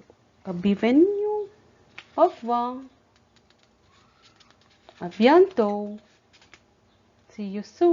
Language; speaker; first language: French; non-native, learner; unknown